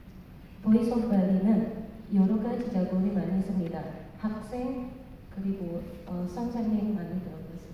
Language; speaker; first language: Korean; non-native, learner; Indonesian